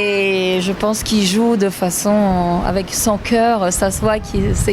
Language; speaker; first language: French; non-native, fluent; Italian